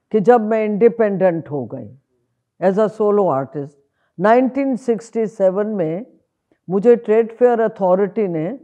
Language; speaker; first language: Hindi; native; Hindi